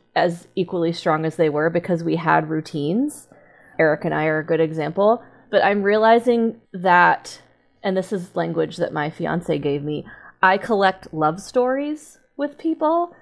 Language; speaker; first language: English; native; English